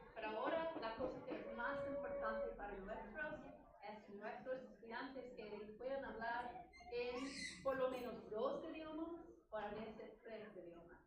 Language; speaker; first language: Spanish; non-native, learner; English